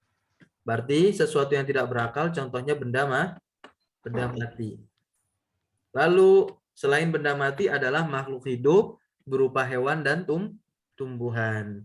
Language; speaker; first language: Indonesian; native; Indonesian